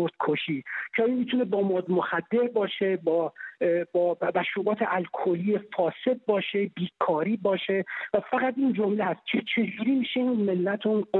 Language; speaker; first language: Persian; non-native, local second language; Central Kurdish